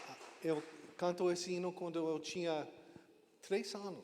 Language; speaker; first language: Portuguese; non-native, learner; English